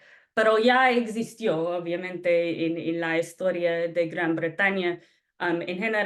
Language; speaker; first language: Spanish; non-native, fluent; English